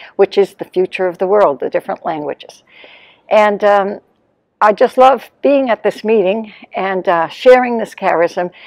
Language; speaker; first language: English; native; English